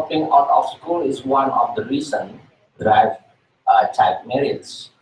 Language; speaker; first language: English; non-native, fluent; Indonesian